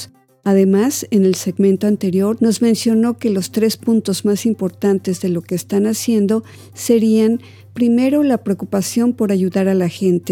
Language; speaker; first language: Spanish; native; Spanish